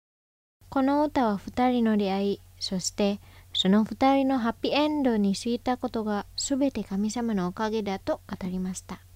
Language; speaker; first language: Japanese; non-native, fluent; Indonesian